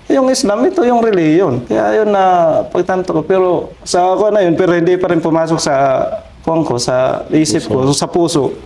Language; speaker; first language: Filipino; non-native, local second language; Waray